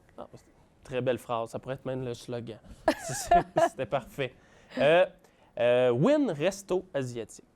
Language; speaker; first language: French; native; French